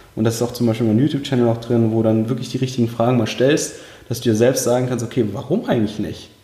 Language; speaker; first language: German; early bilingual, other home language; Russian